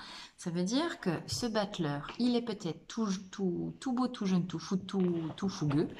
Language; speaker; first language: French; native; French